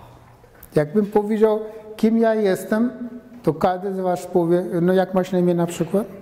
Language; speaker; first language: Polish; non-native, fluent; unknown